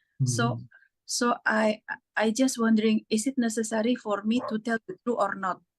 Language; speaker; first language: English; non-native, fluent; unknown